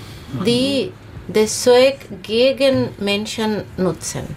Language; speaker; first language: German; non-native, learner; Bangla